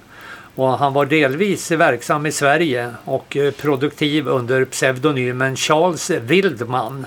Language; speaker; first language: Swedish; native; Swedish